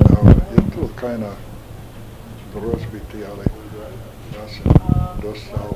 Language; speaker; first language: Czech; early bilingual, heritage; Czech